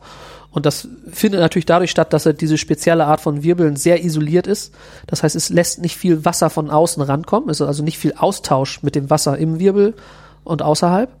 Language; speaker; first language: German; native; German